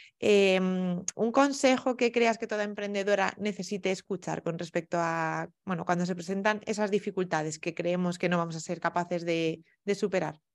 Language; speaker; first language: Spanish; native; Spanish